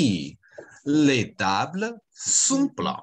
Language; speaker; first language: French; non-native, fluent; Chinese